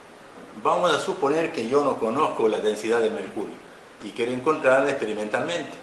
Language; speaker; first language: Spanish; native; Spanish